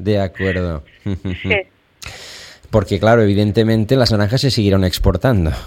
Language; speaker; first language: Spanish; non-native, local second language; Catalan